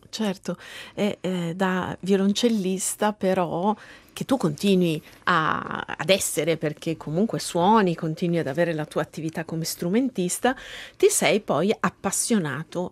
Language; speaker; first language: Italian; native; Italian